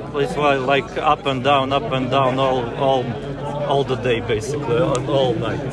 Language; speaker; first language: English; non-native, fluent; Latvian